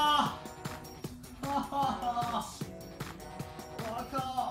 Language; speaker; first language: Chinese; native; Chinese